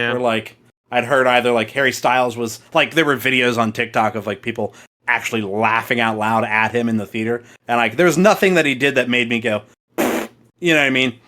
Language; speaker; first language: English; native; English